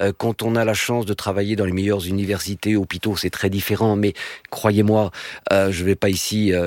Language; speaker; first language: French; native; French